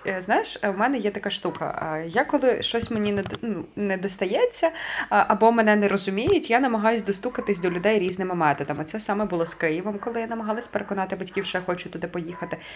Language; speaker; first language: Ukrainian; native; Ukrainian